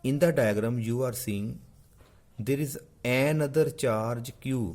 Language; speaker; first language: English; non-native, local second language; Punjabi